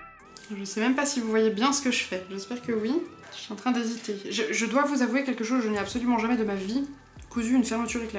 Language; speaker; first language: French; native; French